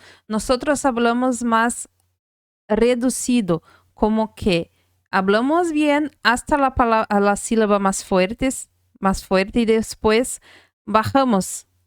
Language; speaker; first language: Spanish; non-native, fluent; Portuguese